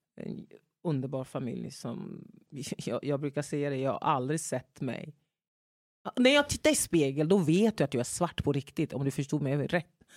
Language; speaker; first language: Swedish; non-native, fluent; French